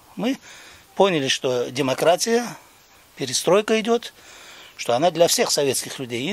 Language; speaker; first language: Russian; non-native, local second language; Crimean Tatar